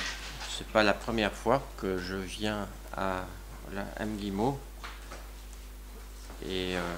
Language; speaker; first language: French; non-native, local second language; Luxembourgish